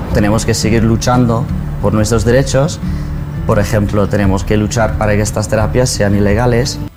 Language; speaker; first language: Spanish; non-native, fluent; English